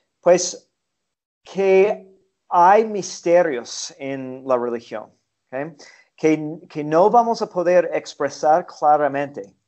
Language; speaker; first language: Spanish; non-native, fluent; English